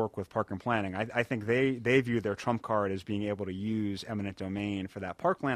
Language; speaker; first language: English; native; English